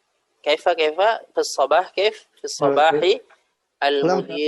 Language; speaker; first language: Arabic; non-native, fluent; Indonesian